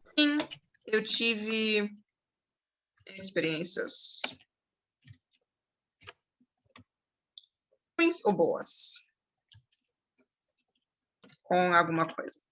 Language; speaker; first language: Portuguese; non-native, fluent; German